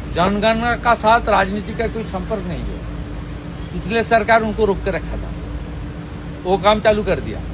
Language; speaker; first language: Hindi; non-native, local second language; Bangla